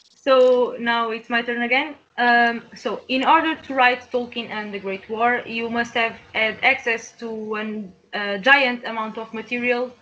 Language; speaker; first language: English; non-native, fluent; Portuguese